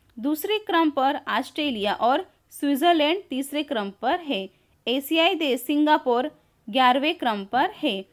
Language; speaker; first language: Hindi; non-native, local second language; Gujarati